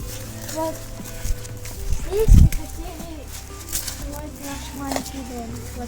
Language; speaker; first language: Russian; early bilingual, heritage; Russian